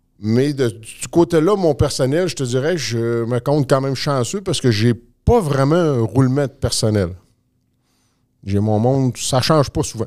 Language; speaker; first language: French; native; French